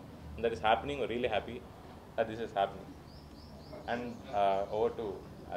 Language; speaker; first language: Telugu; native; Telugu